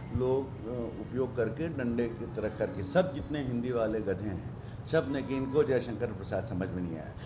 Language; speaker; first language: Hindi; native; Hindi